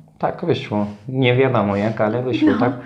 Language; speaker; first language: Polish; non-native, learner; Turkish